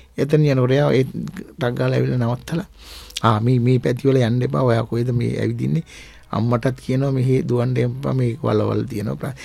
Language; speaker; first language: Sinhala; non-native, local second language; Tamil